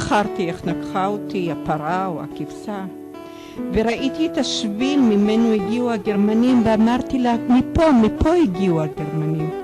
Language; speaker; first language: Hebrew; early bilingual, other home language; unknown